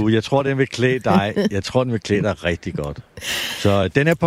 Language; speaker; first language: Danish; native; Danish